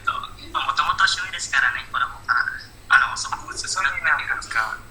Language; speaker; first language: Japanese; non-native, learner; Indonesian